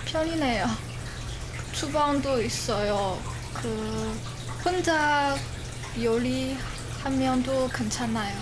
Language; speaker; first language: Korean; non-native, learner; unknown